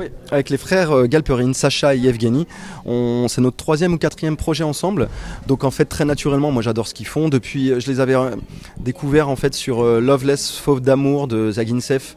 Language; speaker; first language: French; native; French